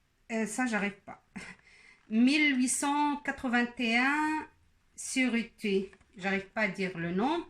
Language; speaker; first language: French; non-native, local second language; Arabic